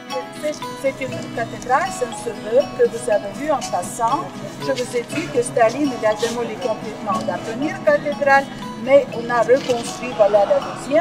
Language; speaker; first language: French; non-native, fluent; Russian